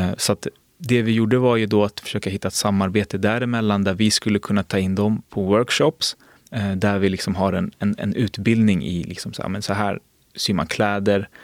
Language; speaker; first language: Swedish; native; Swedish